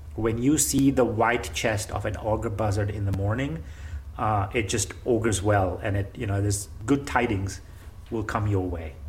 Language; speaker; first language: English; non-native, local second language; Gujarati